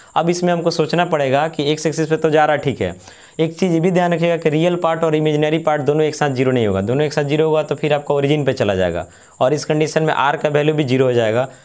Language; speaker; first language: Hindi; native; Hindi